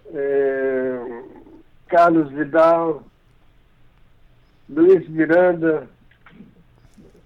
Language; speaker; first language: English; non-native, fluent; Portuguese